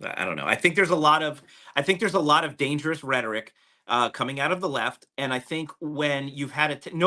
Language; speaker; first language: English; native; English